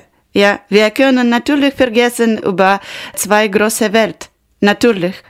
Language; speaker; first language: German; non-native, learner; Ukrainian